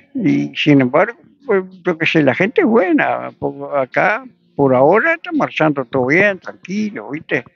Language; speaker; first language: Spanish; native; Spanish